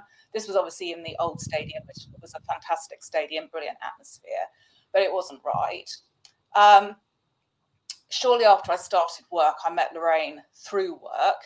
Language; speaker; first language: English; native; English